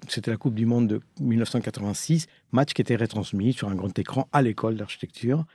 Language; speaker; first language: French; non-native, fluent; Spanish